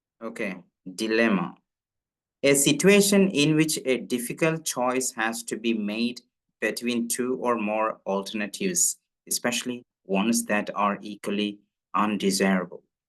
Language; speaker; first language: English; non-native, local second language; Malayalam